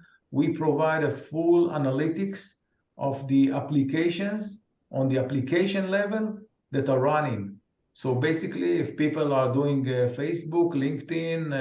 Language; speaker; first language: English; non-native, fluent; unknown